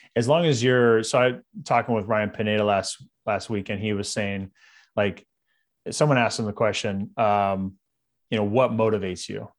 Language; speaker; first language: English; native; English